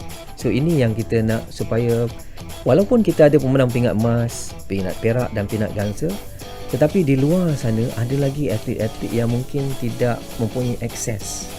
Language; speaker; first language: Malay; native; Malay